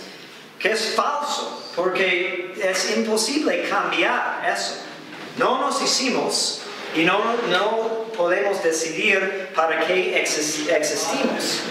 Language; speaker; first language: Spanish; non-native, fluent; English